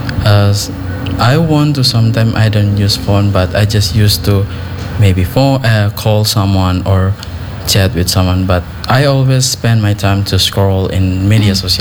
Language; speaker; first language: English; non-native, learner; Indonesian